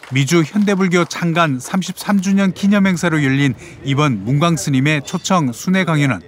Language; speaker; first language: Korean; native; Korean